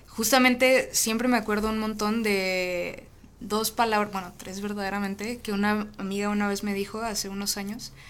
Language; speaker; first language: Spanish; native; Spanish